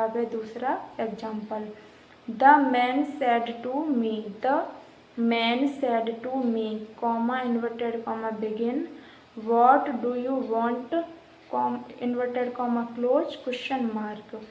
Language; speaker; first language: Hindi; native; Hindi